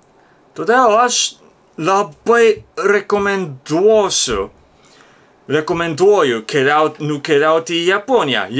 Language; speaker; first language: Lithuanian; non-native, fluent; Japanese